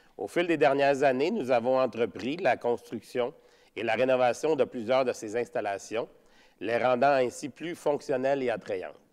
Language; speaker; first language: French; native; French